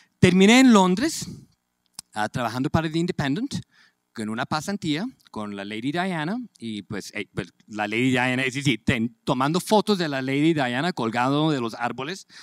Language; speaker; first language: Spanish; native; Spanish